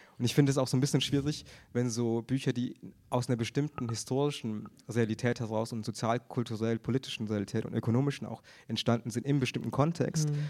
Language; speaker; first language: German; early bilingual, other home language; Tamil